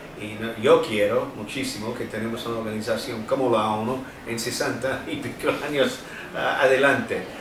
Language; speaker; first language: Spanish; non-native, fluent; English